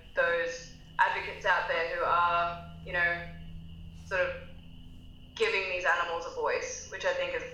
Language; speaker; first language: English; native; English